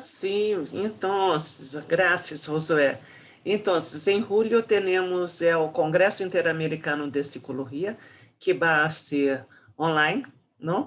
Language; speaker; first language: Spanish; non-native, fluent; Portuguese